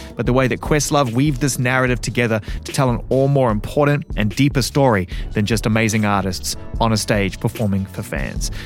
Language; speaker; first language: English; native; English